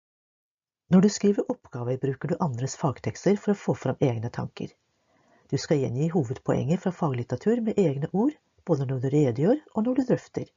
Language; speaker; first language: Norwegian; native; Norwegian